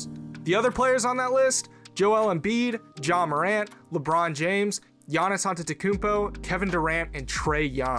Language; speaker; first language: English; native; English